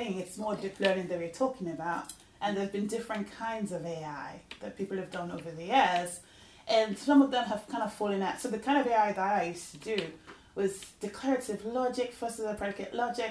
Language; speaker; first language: English; non-native, local second language; Yoruba